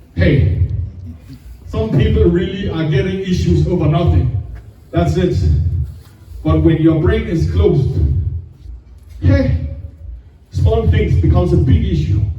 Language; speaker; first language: English; non-native, fluent; Danish